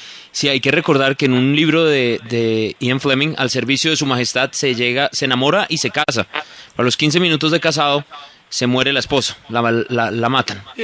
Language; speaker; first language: Spanish; native; Spanish